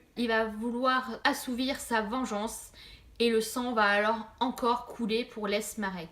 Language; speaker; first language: French; native; French